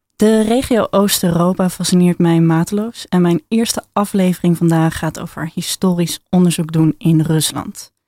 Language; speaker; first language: Dutch; native; Dutch